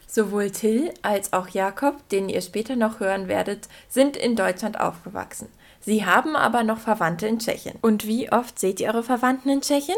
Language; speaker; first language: German; native; German